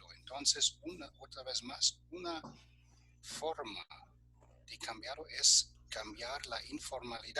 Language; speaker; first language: Spanish; non-native, fluent; German